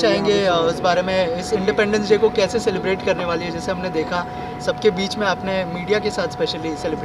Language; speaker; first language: Hindi; native; Hindi